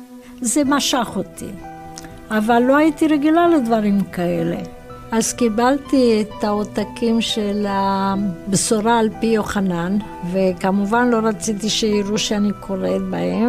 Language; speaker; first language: Hebrew; non-native, fluent; Romanian